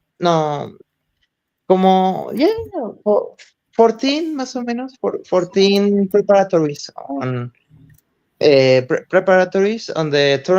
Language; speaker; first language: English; non-native, learner; Spanish